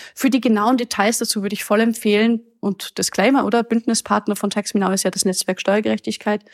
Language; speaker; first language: German; native; German